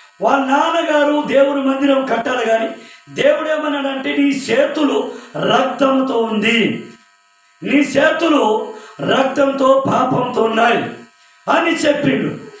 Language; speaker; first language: Telugu; non-native, local second language; Koya